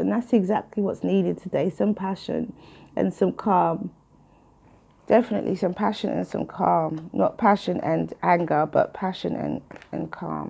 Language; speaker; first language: English; native; English